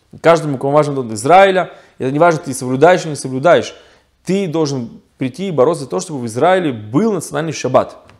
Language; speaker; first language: Russian; early bilingual, heritage; Russian